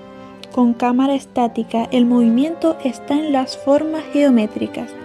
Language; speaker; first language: Spanish; native; Spanish